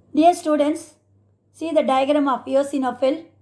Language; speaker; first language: English; non-native, local second language; Tamil